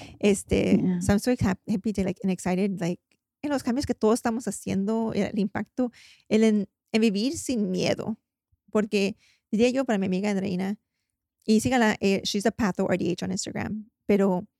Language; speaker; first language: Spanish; early bilingual, heritage; Spanish